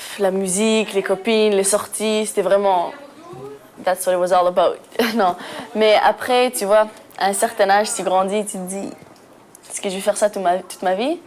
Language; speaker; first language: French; early bilingual, other home language; Arabic